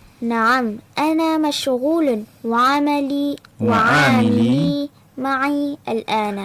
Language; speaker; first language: Arabic; non-native, learner; Malay